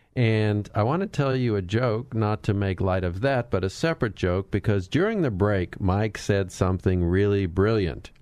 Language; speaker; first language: English; native; English